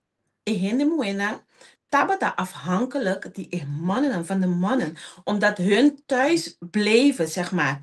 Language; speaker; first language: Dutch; non-native, local second language; Papiamento